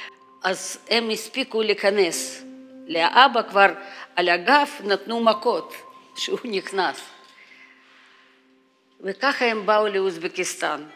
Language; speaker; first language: Hebrew; non-native, learner; Russian